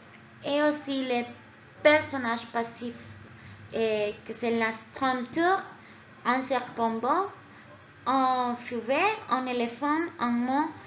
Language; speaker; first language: French; non-native, learner; Spanish